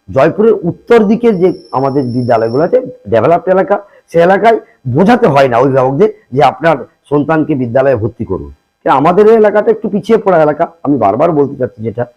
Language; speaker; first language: Bangla; native; Bangla